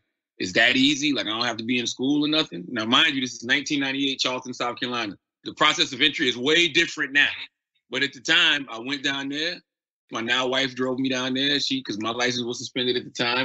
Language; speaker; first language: English; native; English